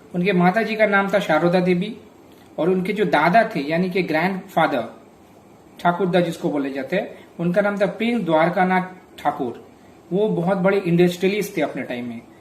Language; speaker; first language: Hindi; non-native, local second language; Bangla